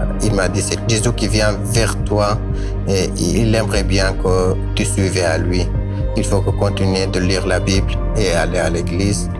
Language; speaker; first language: French; non-native, learner; Kurdish